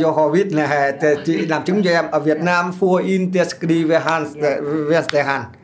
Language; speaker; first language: Swedish; non-native, learner; Vietnamese